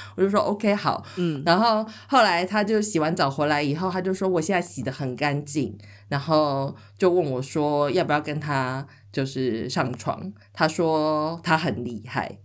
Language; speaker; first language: Chinese; native; Chinese